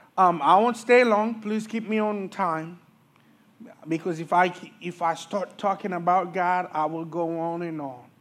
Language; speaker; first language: English; early bilingual, other home language; Haitian Creole